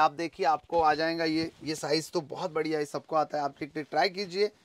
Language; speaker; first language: Hindi; non-native, local second language; Marathi